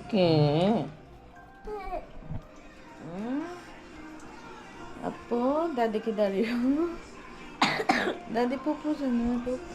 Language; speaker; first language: Korean; non-native, local second language; Filipino